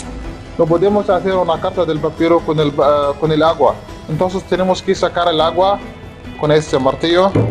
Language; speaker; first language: Spanish; non-native, fluent; Arabic